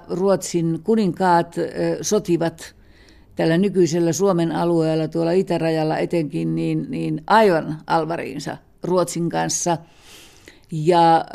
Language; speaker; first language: Finnish; native; Finnish